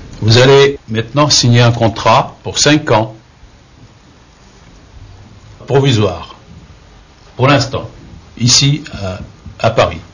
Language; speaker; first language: French; native; French